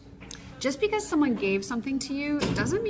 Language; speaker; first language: English; native; English